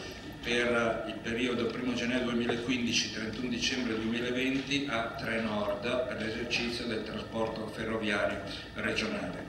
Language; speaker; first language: Italian; native; Italian